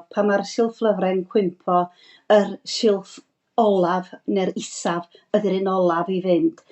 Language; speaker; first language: Welsh; native; Welsh